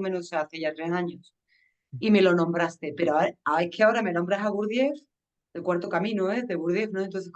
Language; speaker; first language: Spanish; native; Spanish